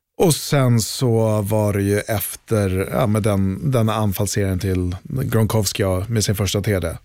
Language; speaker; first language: Swedish; native; Swedish